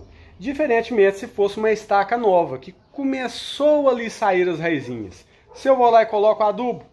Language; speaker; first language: Portuguese; native; Portuguese